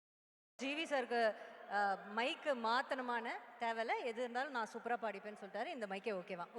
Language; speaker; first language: Tamil; native; Tamil